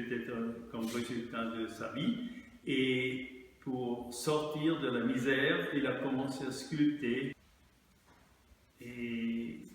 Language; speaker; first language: French; non-native, fluent; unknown